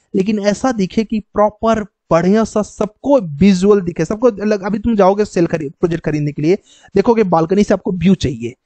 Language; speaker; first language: Hindi; native; Hindi